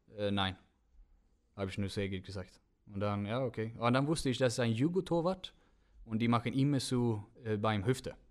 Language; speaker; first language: German; non-native, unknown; Swedish